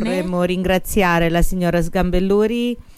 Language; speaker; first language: Italian; early bilingual, heritage; Italian